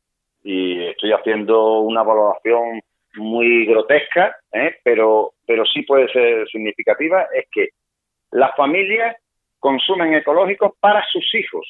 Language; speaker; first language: Spanish; native; Spanish